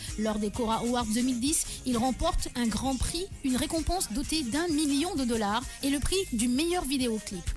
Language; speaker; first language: French; non-native, local second language; Wolof